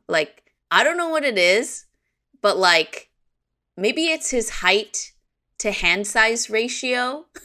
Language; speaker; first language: English; early bilingual, other home language; Korean